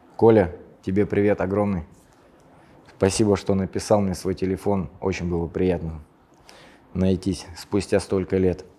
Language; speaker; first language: Russian; native; Russian